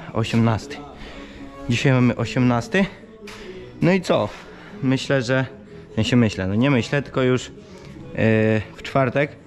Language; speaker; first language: Polish; native; Polish